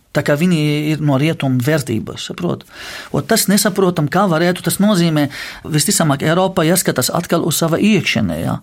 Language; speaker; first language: Latvian; non-native, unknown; Arabic